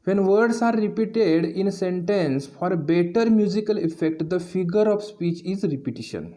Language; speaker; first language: English; non-native, local second language; Marathi